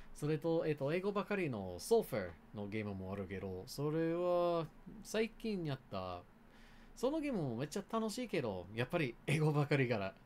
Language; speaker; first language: Japanese; non-native, learner; English